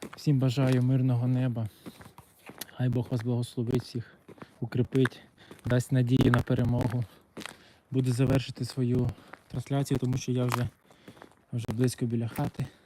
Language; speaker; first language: Ukrainian; non-native, local second language; Russian